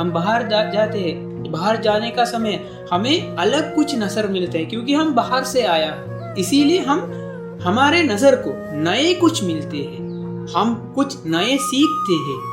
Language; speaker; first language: Hindi; non-native, learner; Sinhala